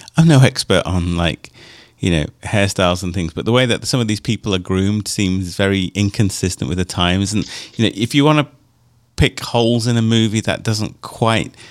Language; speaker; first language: English; native; English